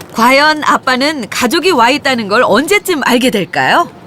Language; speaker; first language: Korean; native; Korean